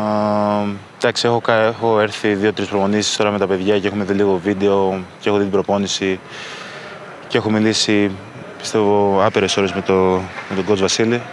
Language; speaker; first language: Greek; early bilingual, other home language; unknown